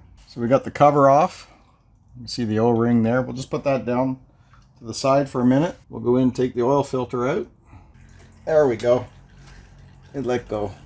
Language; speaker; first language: English; native; English